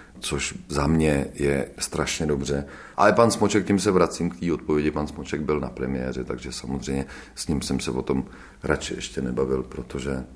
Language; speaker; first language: Czech; native; Czech